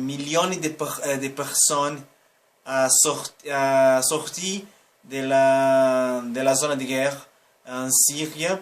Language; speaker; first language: French; non-native, learner; Portuguese